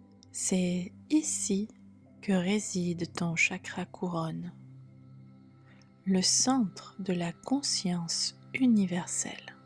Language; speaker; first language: French; native; French